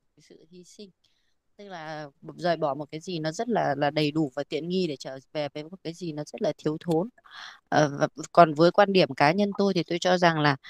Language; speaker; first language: Vietnamese; native; Vietnamese